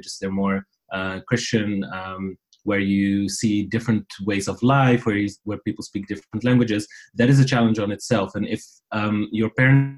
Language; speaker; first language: English; non-native, fluent; Riffian